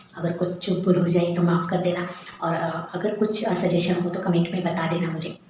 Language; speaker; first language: Hindi; non-native, local second language; Marathi